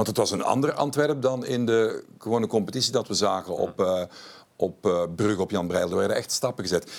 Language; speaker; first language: Dutch; native; Dutch